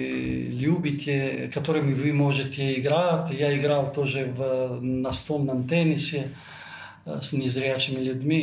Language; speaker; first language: Russian; non-native, fluent; Italian